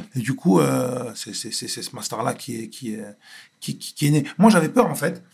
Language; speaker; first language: French; native; French